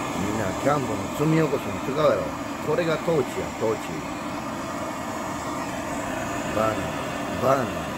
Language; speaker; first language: Japanese; native; Japanese